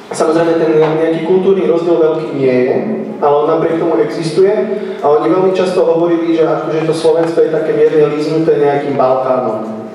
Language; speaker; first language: Slovak; native; Slovak